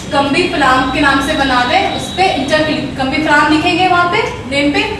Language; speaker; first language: Hindi; native; Hindi